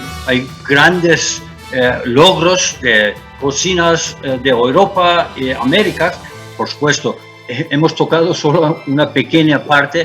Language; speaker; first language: Spanish; non-native, fluent; Turkish